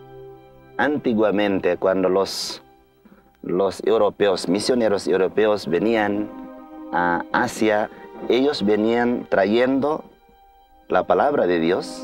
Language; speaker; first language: Spanish; non-native, fluent; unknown